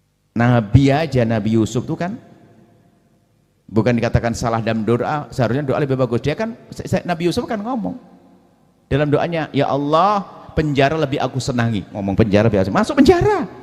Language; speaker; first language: Indonesian; native; Indonesian